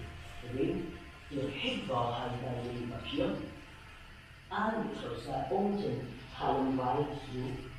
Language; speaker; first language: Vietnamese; non-native, learner; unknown